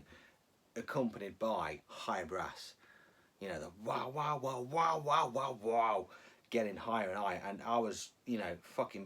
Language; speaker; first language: English; native; English